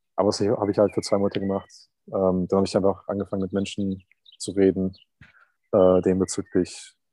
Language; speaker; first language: German; non-native, fluent; Turkish